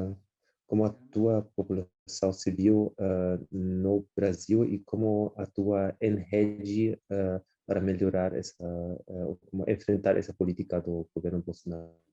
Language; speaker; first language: Portuguese; non-native, fluent; German